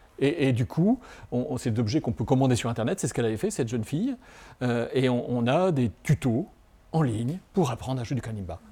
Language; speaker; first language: French; native; French